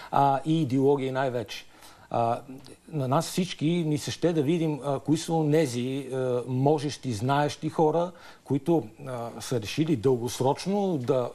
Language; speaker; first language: Bulgarian; native; Bulgarian